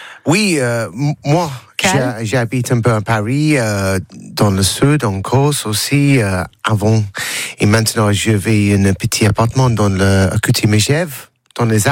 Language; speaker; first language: French; non-native, learner; English